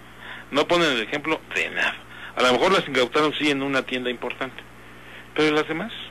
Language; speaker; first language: Spanish; native; Spanish